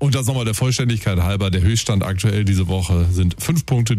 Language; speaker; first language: German; native; German